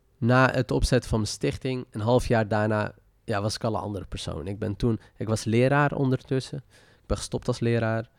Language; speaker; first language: Dutch; early bilingual, other home language; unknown